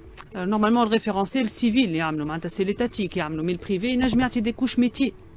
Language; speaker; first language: Arabic; native; Arabic